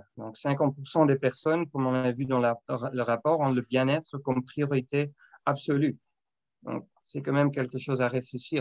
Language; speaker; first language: French; non-native, fluent; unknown